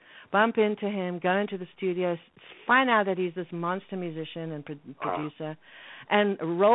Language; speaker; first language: English; native; English